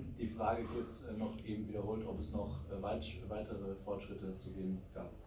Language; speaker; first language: German; native; German